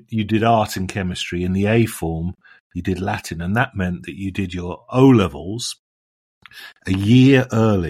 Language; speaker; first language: English; native; English